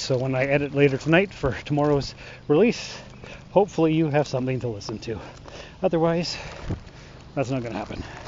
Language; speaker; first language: English; native; English